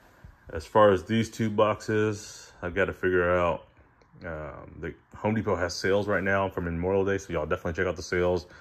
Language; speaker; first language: English; native; English